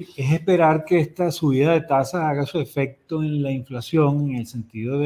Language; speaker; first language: Spanish; native; Spanish